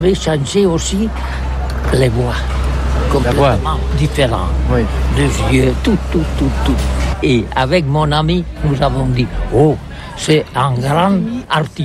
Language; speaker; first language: French; non-native, learner; Catalan